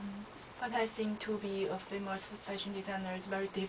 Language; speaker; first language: English; non-native, learner; Chinese